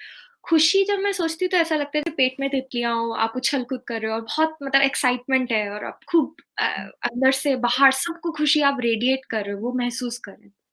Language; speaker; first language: Hindi; native; Hindi